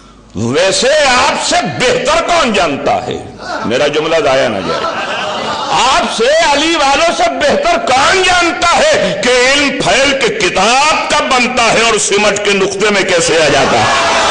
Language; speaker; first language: Urdu; native; Urdu